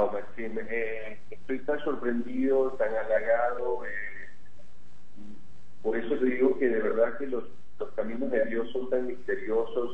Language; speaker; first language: Spanish; native; Spanish